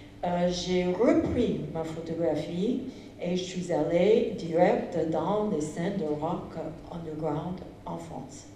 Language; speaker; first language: French; non-native, fluent; English